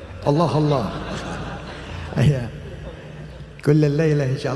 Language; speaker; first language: Arabic; non-native, fluent; Indonesian